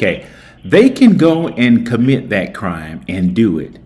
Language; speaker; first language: English; native; English